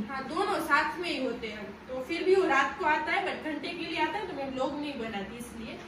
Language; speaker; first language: Hindi; native; Hindi